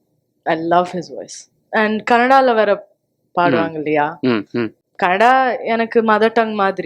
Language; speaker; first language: Tamil; non-native, local second language; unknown